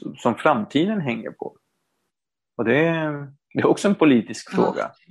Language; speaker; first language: Swedish; non-native, fluent; Spanish